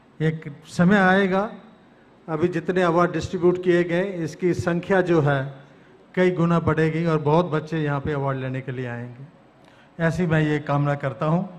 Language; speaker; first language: Hindi; native; Hindi